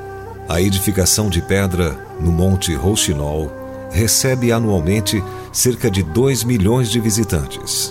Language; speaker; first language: Portuguese; native; Portuguese